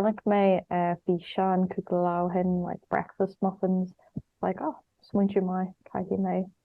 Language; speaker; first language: Irish; non-native, local second language; English